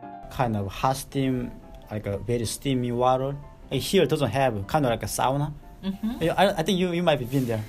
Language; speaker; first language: English; non-native, learner; Korean